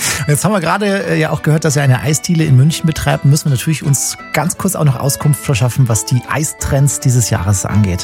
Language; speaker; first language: German; native; German